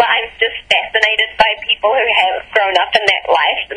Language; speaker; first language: English; native; English